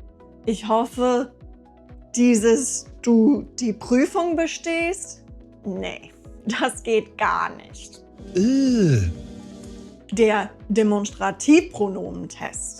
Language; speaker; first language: German; non-native, fluent; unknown